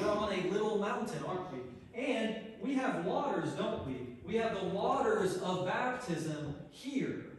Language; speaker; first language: English; native; English